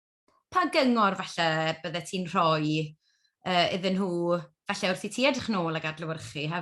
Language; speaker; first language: Welsh; native; Welsh